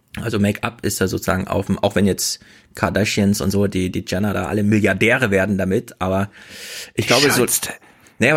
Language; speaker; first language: German; native; German